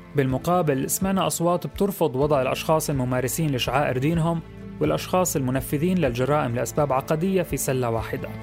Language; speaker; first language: Arabic; native; Arabic